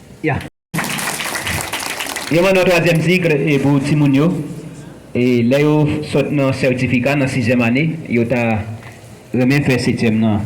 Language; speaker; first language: French; non-native, local second language; Haitian Creole